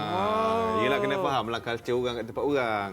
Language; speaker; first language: Malay; native; Malay